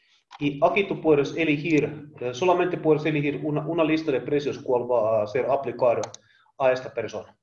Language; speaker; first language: Spanish; non-native, learner; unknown